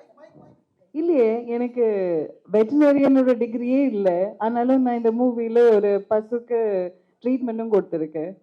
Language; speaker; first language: Tamil; early bilingual, heritage; Tamil